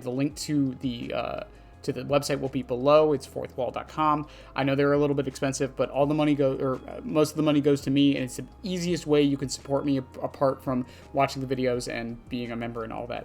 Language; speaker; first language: English; native; English